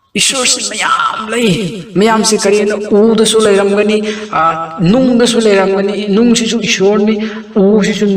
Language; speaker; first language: Manipuri; non-native, local second language; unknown